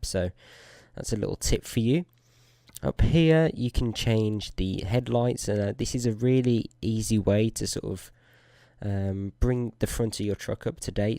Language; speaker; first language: English; native; English